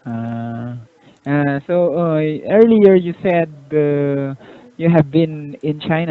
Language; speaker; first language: English; non-native, local second language; Filipino